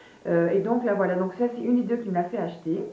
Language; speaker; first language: French; native; French